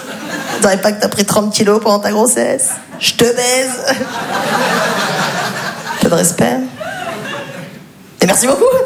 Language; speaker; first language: French; native; French